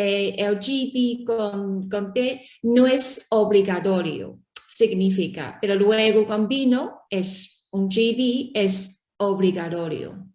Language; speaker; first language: Spanish; non-native, learner; Chinese